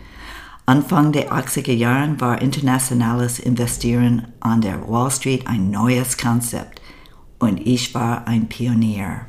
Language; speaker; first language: German; non-native, learner; English